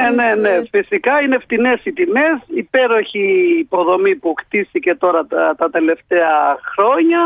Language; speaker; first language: Greek; non-native, fluent; Albanian